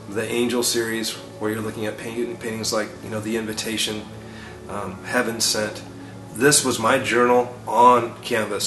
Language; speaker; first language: English; native; English